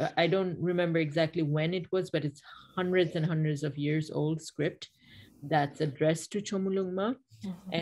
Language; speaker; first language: English; non-native, local second language; Bangla